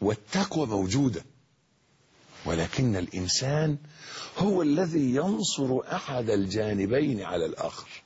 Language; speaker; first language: Arabic; native; Arabic